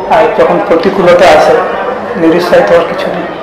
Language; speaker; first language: Bangla; native; Bangla